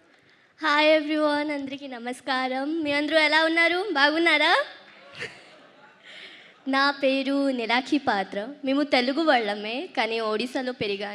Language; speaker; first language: Telugu; non-native, learner; Odia